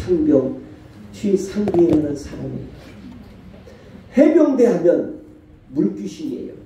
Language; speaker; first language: Korean; native; Korean